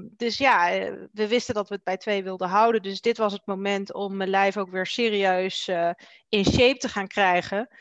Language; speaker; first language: Dutch; native; Dutch